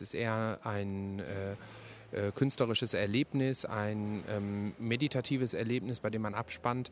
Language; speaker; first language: German; native; German